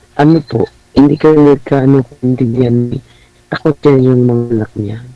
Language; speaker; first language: Filipino; non-native, local second language; Cebuano